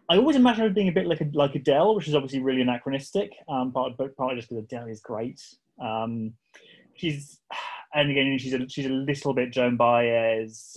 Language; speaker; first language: English; native; English